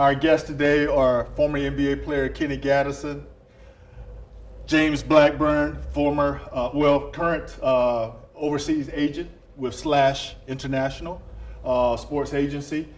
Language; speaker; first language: English; native; English